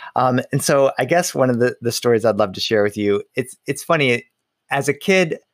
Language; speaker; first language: English; early bilingual, other home language; Spanish